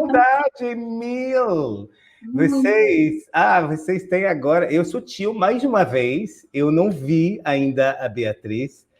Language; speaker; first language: Portuguese; non-native, fluent; French